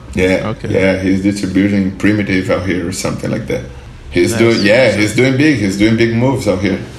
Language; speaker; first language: English; non-native, learner; Portuguese